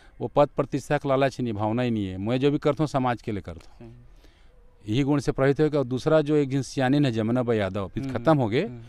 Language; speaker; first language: Hindi; native; Hindi